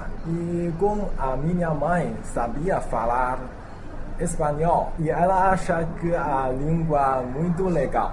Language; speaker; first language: Portuguese; non-native, learner; Chinese